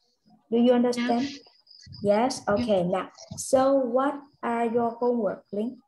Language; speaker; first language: English; non-native, learner; Vietnamese